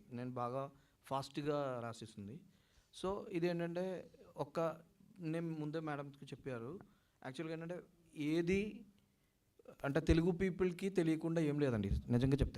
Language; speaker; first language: Telugu; non-native, local second language; Malayalam